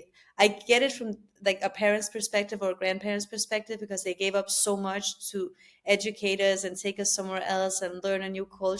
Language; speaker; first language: English; non-native, fluent; Albanian